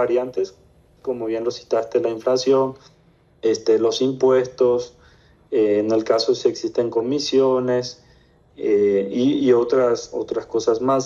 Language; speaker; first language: Spanish; native; Spanish